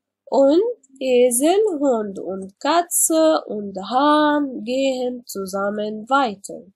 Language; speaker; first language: German; non-native, learner; Arabic